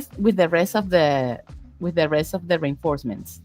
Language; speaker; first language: English; non-native, fluent; Spanish